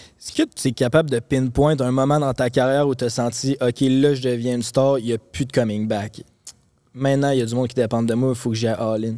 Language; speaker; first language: French; native; French